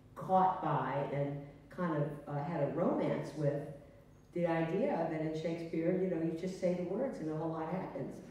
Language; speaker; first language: English; native; English